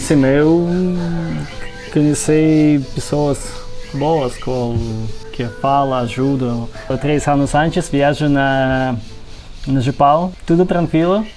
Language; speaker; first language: Portuguese; non-native, learner; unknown